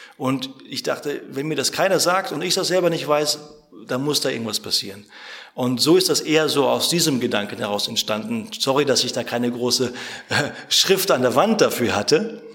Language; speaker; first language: German; native; German